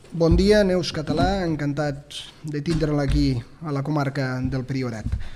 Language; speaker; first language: Catalan; native; Catalan